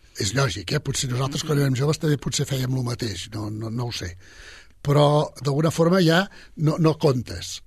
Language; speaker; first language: Catalan; native; Catalan